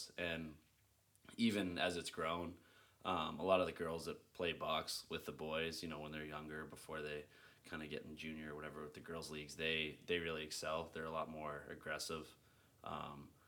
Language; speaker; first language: English; native; English